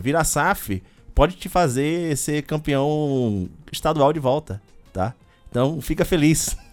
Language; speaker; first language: Portuguese; native; Portuguese